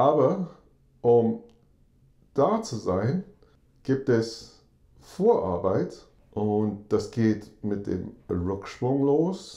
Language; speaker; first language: German; non-native, fluent; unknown